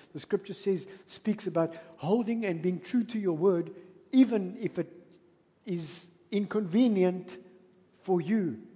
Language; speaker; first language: English; native; English